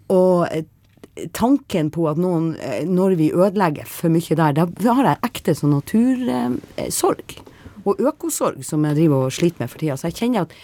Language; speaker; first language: Norwegian; native; Norwegian